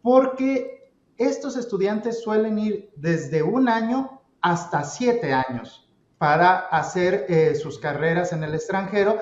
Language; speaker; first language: Spanish; native; Spanish